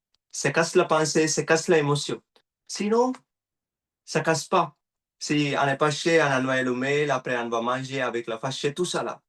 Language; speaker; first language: French; non-native, learner; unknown